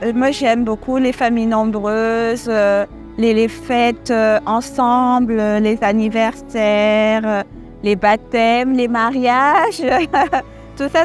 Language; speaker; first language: French; early bilingual, other home language; Malagasy